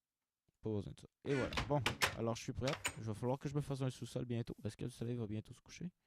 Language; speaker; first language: French; native; French